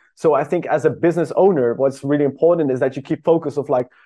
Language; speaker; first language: English; non-native, fluent; Dutch